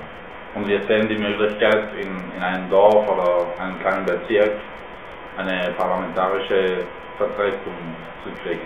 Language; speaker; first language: German; non-native, fluent; Spanish